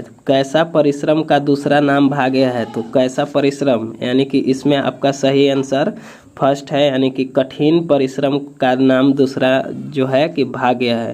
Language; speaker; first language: Hindi; native; Hindi